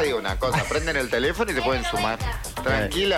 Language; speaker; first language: Spanish; native; Spanish